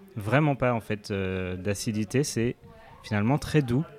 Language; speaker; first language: French; native; French